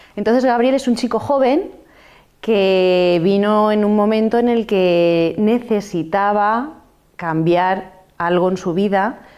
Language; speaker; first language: Spanish; non-native, local second language; Catalan